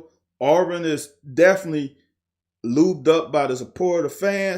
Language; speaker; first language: English; native; English